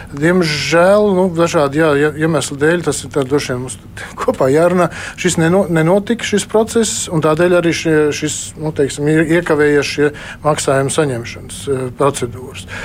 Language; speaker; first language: Latvian; native; Latvian